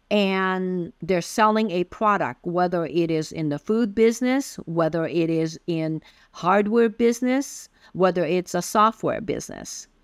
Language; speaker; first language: English; early bilingual, other home language; Min Nan Chinese